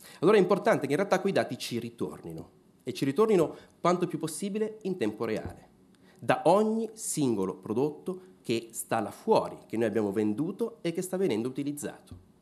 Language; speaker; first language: Italian; native; Italian